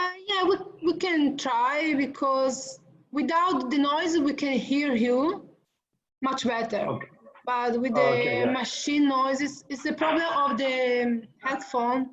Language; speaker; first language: English; non-native, fluent; Italian